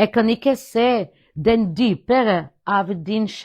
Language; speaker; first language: Norwegian; non-native, fluent; Portuguese